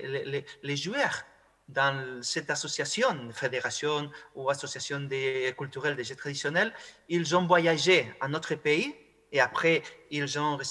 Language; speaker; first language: French; non-native, fluent; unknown